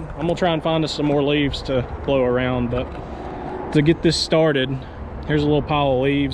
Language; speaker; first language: English; native; English